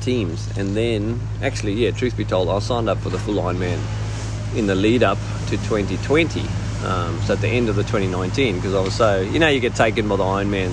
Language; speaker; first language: English; native; English